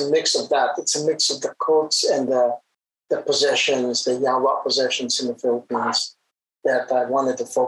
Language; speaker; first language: English; non-native, local second language; Hiligaynon